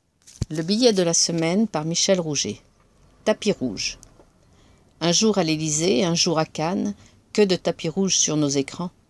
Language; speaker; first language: French; native; French